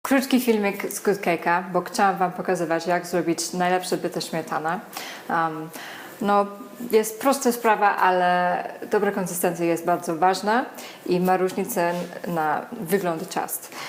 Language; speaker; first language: Polish; non-native, learner; English